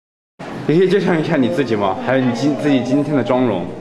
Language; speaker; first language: Chinese; native; Chinese